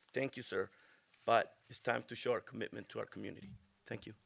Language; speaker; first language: English; early bilingual, other home language; Spanish